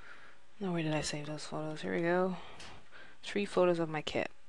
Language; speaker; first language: English; native; English